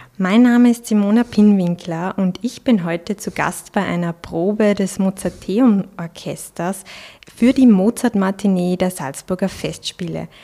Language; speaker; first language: German; native; German